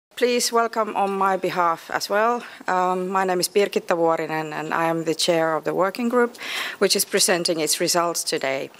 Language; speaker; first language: English; non-native, fluent; Finnish